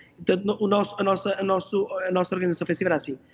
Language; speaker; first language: Portuguese; native; Portuguese